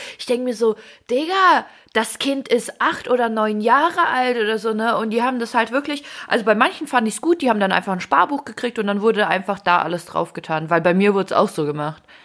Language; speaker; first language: German; early bilingual, other home language; Ukrainian